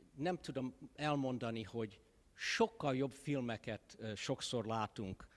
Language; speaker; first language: Hungarian; early bilingual, other home language; English